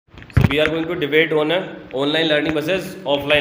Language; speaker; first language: English; non-native, fluent; Hindi